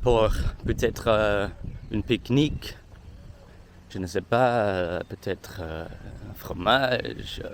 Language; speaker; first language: French; non-native, learner; English